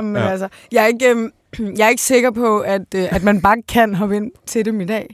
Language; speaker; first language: Danish; native; Danish